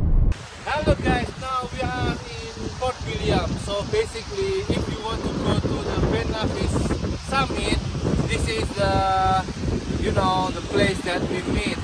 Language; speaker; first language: English; non-native, learner; Indonesian